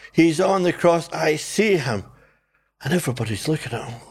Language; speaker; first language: English; native; English